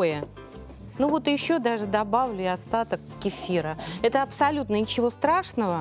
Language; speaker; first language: Russian; native; Russian